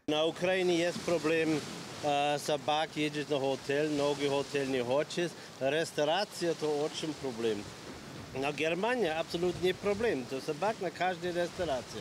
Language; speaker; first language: Ukrainian; non-native, learner; Polish